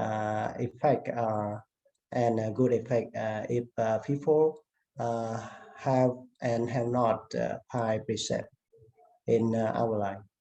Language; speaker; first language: English; non-native, learner; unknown